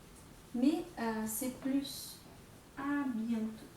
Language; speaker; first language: French; non-native, fluent; Portuguese